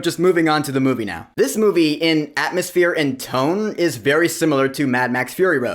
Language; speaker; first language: English; native; English